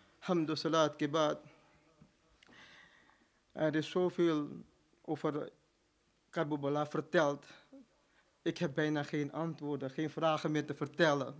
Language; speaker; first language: Dutch; non-native, fluent; Urdu